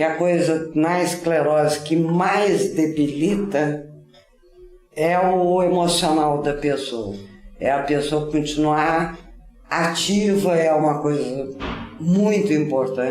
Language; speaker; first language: Portuguese; native; Portuguese